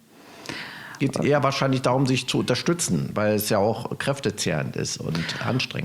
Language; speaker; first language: German; native; German